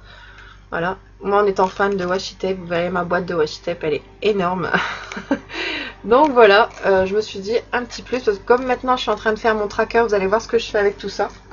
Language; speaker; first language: French; native; French